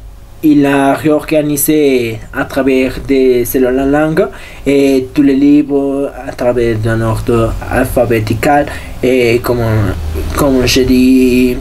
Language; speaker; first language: French; non-native, learner; Spanish